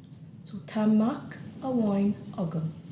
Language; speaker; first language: Irish; non-native, fluent; English